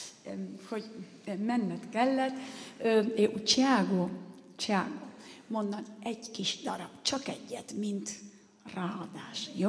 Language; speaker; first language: Hungarian; non-native, learner; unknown